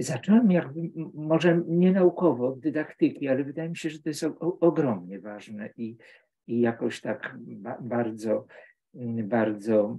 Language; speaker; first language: Polish; native; Polish